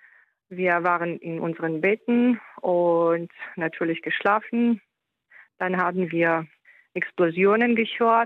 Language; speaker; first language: German; non-native, fluent; Ukrainian